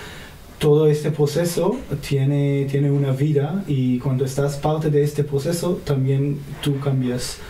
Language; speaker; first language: Spanish; non-native, fluent; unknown